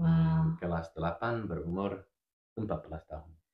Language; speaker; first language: Indonesian; non-native, fluent; English